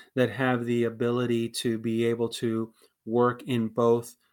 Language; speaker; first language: English; early bilingual, other home language; Spanish